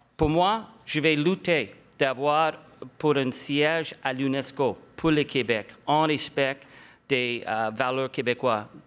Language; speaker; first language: French; non-native, local second language; English